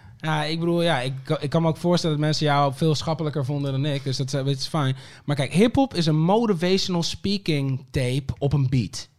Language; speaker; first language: Dutch; early bilingual, other home language; Papiamento